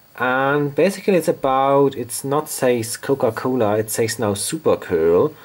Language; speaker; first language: English; non-native, fluent; German